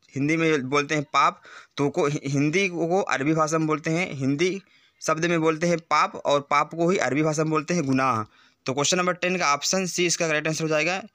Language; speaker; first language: Hindi; native; Hindi